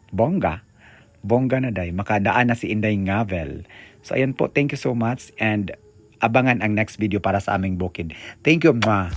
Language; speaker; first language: Filipino; non-native, local second language; Cebuano